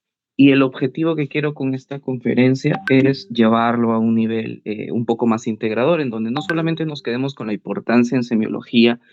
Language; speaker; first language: Spanish; native; Spanish